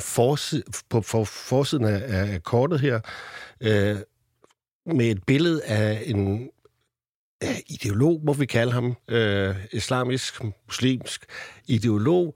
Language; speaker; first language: Danish; native; Danish